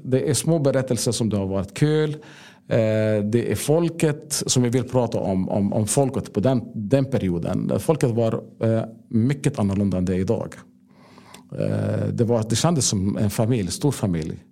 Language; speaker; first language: Swedish; non-native, fluent; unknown